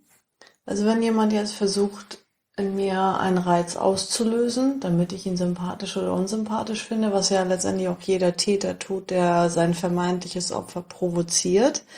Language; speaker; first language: German; native; German